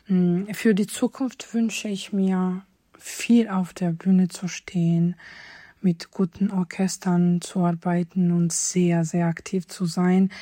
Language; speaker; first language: German; non-native, fluent; Georgian